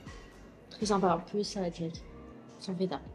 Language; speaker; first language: French; native; French